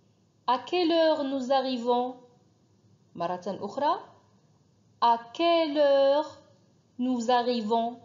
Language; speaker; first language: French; non-native, fluent; Arabic